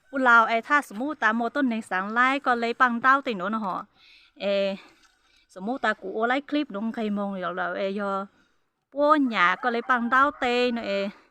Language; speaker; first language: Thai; non-native, local second language; Hmong